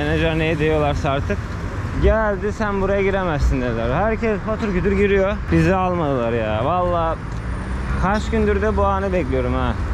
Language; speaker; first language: Turkish; native; Turkish